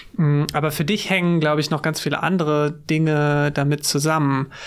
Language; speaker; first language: German; native; German